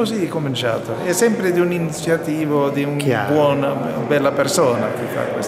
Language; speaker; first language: Italian; non-native, fluent; Swedish